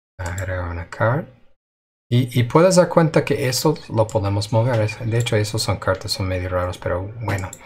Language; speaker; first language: Spanish; non-native, fluent; English